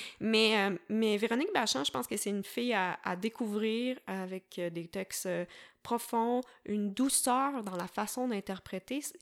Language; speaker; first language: French; native; French